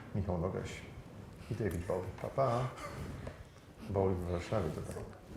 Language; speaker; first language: Polish; native; Polish